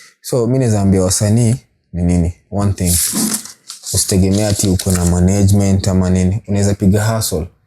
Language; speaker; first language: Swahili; native; Swahili